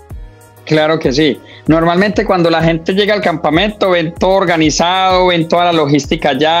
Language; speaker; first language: Spanish; native; Spanish